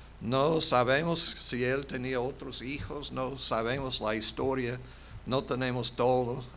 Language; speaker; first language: Spanish; non-native, fluent; English